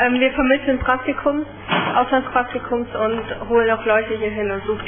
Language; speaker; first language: German; native; German